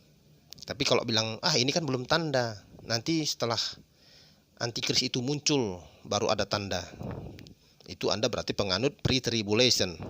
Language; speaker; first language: Indonesian; native; Indonesian